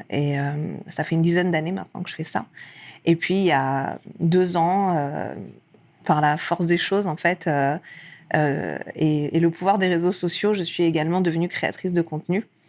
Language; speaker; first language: French; early bilingual, other home language; Persian